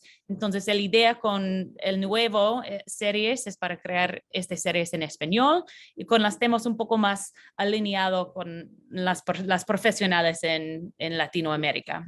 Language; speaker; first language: Spanish; non-native, fluent; English